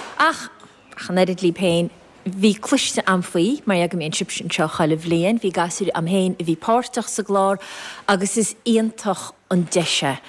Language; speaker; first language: Irish; native; Irish